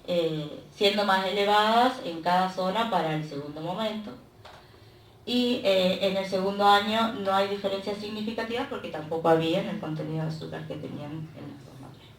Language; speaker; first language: Spanish; native; Spanish